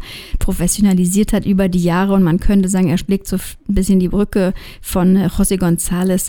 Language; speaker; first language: German; native; German